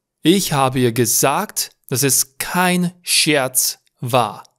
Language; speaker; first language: German; non-native, learner; Romanian